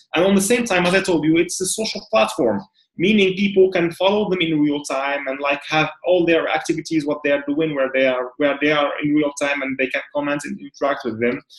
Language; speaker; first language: English; non-native, fluent; Arabic